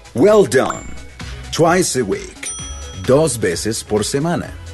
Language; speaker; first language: Spanish; native; Spanish